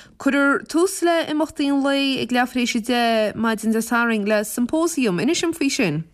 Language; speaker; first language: Irish; native; Irish